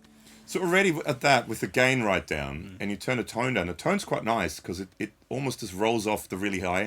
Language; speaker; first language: English; native; English